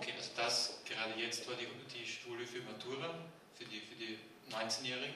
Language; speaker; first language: German; native; German